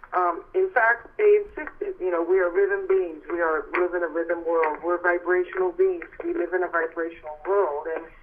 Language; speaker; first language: English; native; English